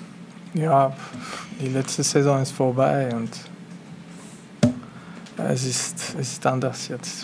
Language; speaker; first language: German; non-native, local second language; French